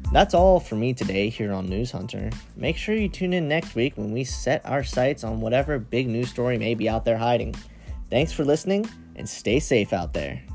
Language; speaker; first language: English; native; English